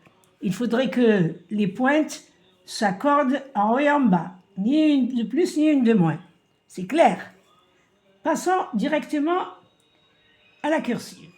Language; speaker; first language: French; non-native, local second language; Arabic